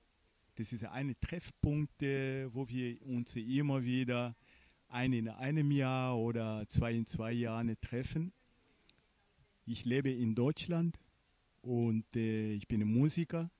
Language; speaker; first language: German; non-native, fluent; Portuguese